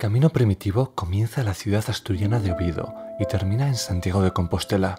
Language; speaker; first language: Spanish; native; Spanish